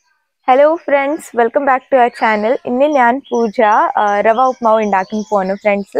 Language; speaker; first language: Malayalam; non-native, learner; Hindi